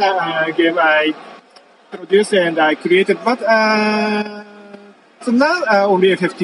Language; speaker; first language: English; non-native, learner; Japanese